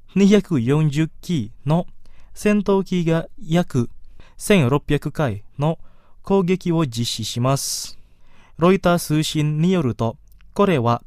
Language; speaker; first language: Japanese; non-native, fluent; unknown